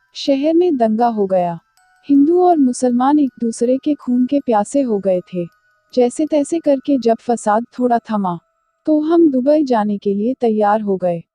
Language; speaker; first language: Hindi; native; Hindi